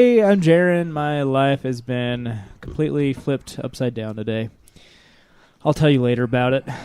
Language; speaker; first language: English; native; English